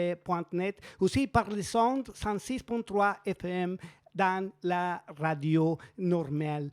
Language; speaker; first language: French; non-native, learner; Spanish